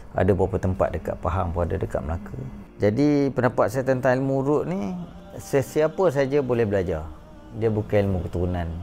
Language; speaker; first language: Malay; native; Malay